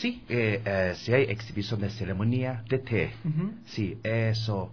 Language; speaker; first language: Spanish; non-native, learner; Japanese